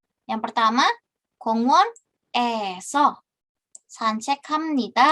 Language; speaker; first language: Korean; non-native, fluent; Indonesian